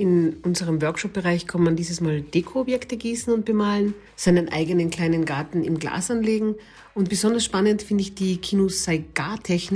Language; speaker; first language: German; native; German